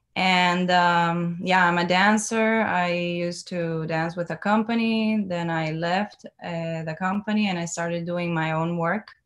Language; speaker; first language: English; non-native, learner; Spanish